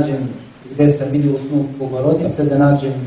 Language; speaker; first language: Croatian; non-native, learner; Arabic